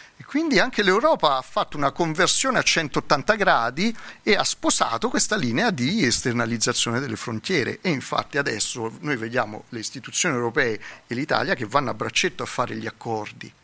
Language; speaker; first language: Italian; native; Italian